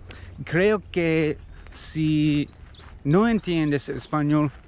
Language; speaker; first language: Spanish; non-native, learner; English